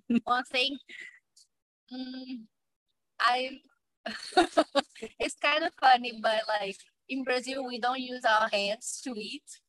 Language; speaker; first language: English; non-native, fluent; Portuguese